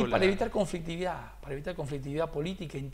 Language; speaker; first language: Spanish; native; Spanish